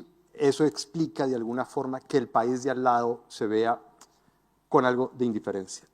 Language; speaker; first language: Spanish; native; Spanish